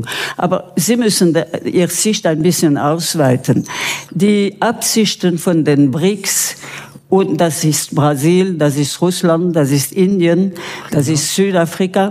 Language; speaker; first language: German; non-native, local second language; French